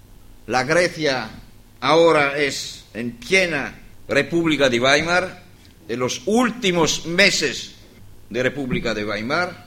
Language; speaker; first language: Spanish; non-native, learner; Greek